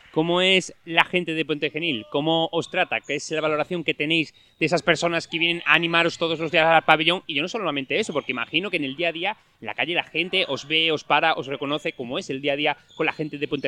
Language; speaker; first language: Spanish; native; Spanish